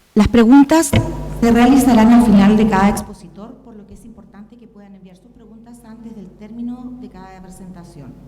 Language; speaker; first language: Spanish; native; Spanish